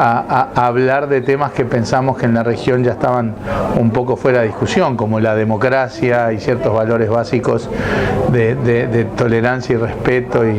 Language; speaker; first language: Spanish; native; Spanish